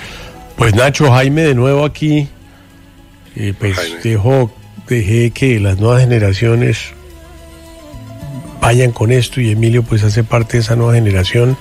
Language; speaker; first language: Spanish; native; Spanish